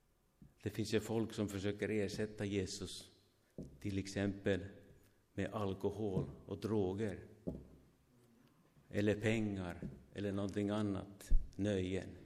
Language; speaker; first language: Swedish; non-native, fluent; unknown